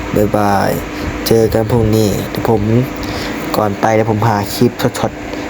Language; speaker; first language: Thai; native; Thai